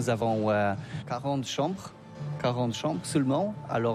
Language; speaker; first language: French; non-native, learner; Polish